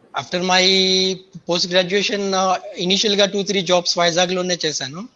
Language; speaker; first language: Telugu; native; Telugu